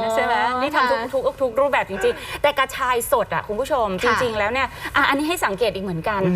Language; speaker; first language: Thai; native; Thai